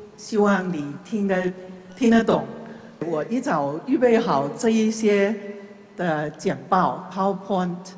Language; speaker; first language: Chinese; non-native, local second language; Cantonese